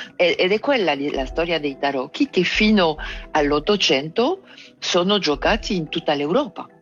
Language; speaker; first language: Italian; non-native, fluent; French